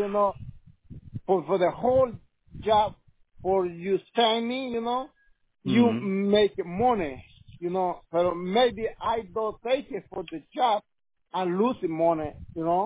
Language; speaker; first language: English; non-native, learner; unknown